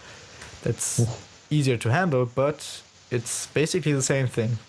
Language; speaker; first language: English; non-native, fluent; German